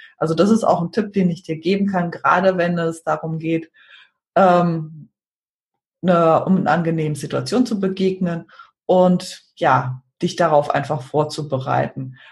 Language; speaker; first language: German; native; German